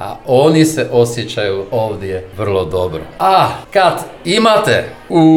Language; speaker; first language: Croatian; non-native, fluent; Czech